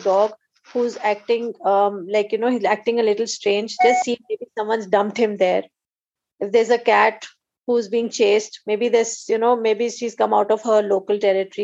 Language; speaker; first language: English; non-native, local second language; Hindi